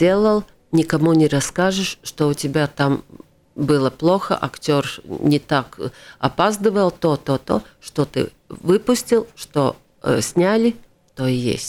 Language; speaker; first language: Russian; non-native, local second language; Latvian